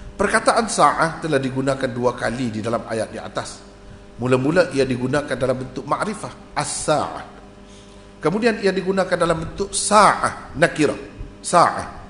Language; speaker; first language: Malay; native; Malay